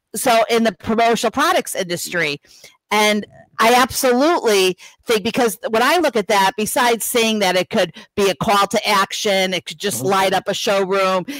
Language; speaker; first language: English; native; English